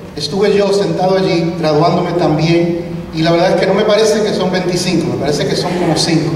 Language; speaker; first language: Spanish; early bilingual, heritage; Spanish